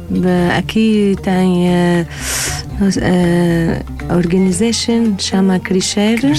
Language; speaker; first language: Portuguese; non-native, learner; Arabic